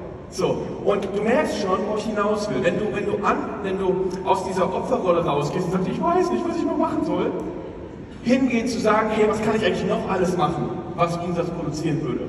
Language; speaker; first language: German; native; German